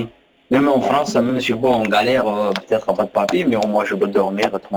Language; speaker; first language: French; non-native, learner; Somali